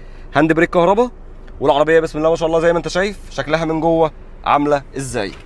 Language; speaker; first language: Arabic; native; Arabic